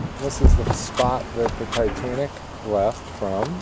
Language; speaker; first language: English; native; English